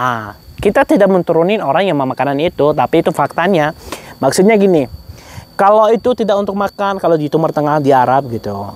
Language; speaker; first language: Indonesian; non-native, fluent; Arabic